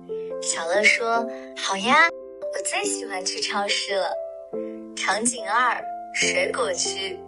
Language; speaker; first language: Chinese; native; Chinese